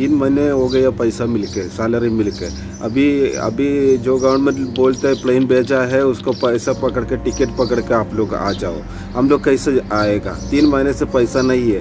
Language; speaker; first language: Hindi; non-native, local second language; Malayalam